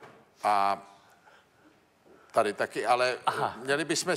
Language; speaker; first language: Czech; native; Czech